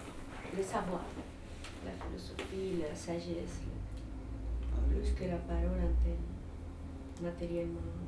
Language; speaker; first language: French; non-native, learner; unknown